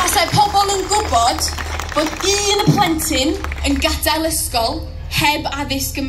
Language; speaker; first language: Welsh; non-native, local second language; English